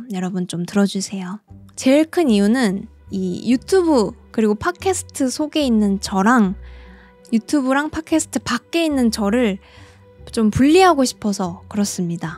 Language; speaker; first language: Korean; native; Korean